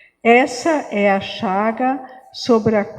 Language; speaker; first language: Portuguese; native; Portuguese